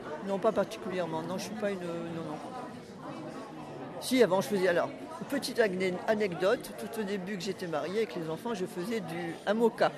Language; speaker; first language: French; native; French